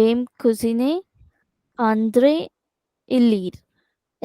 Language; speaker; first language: French; non-native, learner; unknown